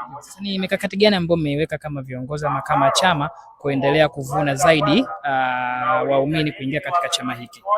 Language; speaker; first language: Swahili; native; Swahili